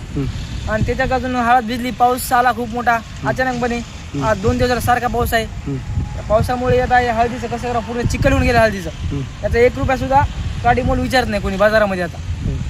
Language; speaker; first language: Marathi; native; Marathi